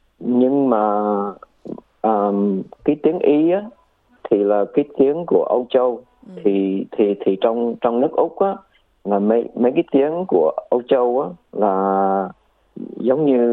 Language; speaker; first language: Vietnamese; early bilingual, heritage; Vietnamese